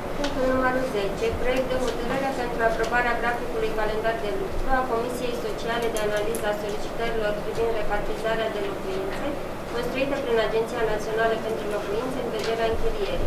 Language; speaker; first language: Romanian; native; Romanian